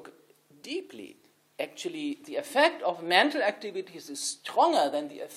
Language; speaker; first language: English; non-native, fluent; German